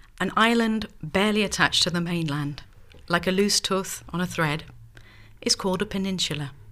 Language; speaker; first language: English; native; English